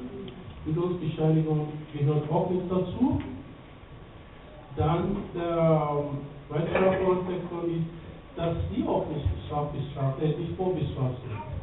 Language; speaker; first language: German; non-native, fluent; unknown